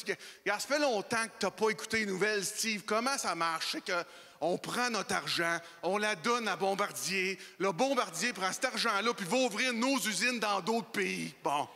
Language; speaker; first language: French; native; French